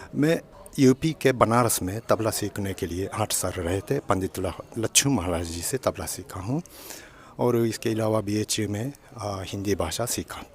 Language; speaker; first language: Hindi; non-native, fluent; Japanese